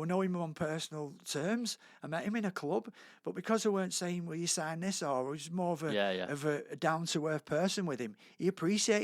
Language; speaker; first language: English; native; English